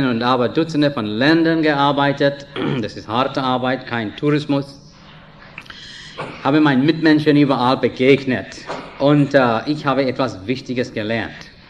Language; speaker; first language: German; non-native, fluent; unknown